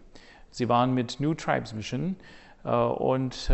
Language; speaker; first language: German; non-native, fluent; English